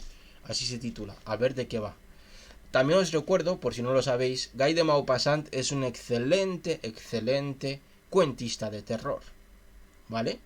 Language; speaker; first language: Spanish; native; Spanish